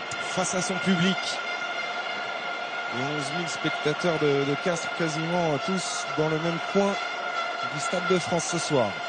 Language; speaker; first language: French; native; French